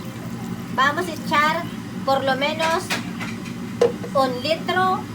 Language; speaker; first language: Spanish; non-native, learner; Filipino